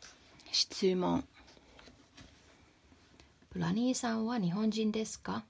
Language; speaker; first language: Japanese; non-native, fluent; Finnish